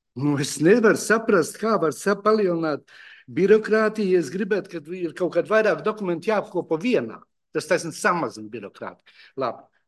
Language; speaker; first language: Latvian; native; Latvian